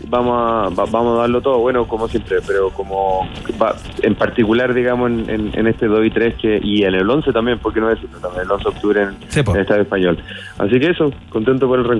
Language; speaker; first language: Spanish; native; Spanish